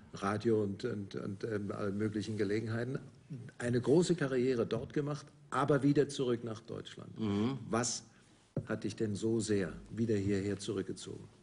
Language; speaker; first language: German; native; German